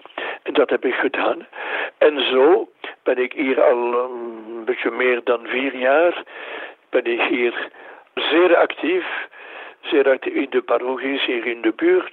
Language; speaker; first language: Dutch; non-native, local second language; French